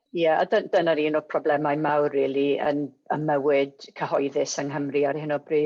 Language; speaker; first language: Welsh; non-native, local second language; English